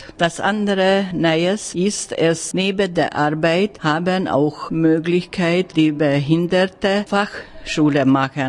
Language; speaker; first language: German; non-native, learner; Hungarian